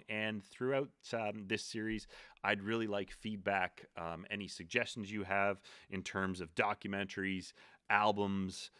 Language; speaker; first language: English; native; English